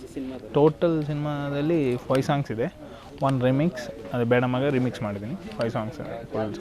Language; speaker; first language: Kannada; non-native, learner; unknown